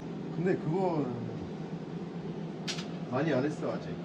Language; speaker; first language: Korean; non-native, learner; French